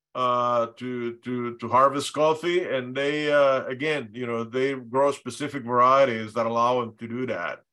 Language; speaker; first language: English; non-native, fluent; Spanish